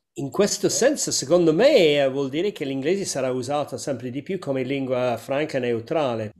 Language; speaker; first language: Italian; non-native, fluent; English